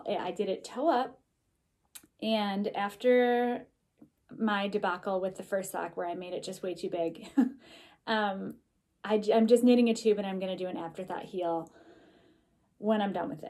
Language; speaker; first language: English; native; English